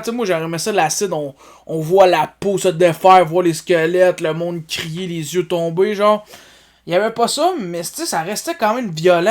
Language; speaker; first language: French; native; French